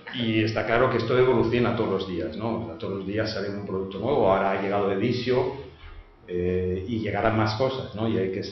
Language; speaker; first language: Spanish; non-native, fluent; French